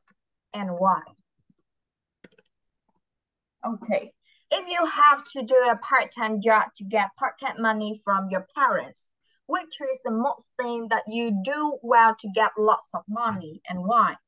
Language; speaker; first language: English; non-native, fluent; Vietnamese